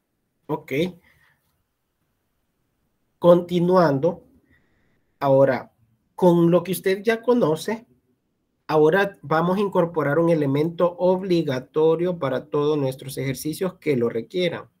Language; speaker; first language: Spanish; native; Spanish